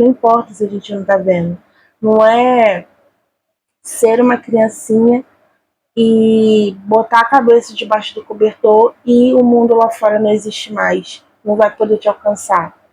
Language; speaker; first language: Portuguese; native; Portuguese